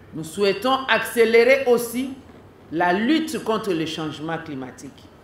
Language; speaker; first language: French; non-native, local second language; Lingala